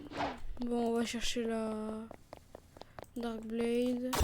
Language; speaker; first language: French; native; French